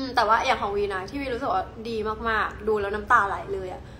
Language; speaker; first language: Thai; early bilingual, heritage; Thai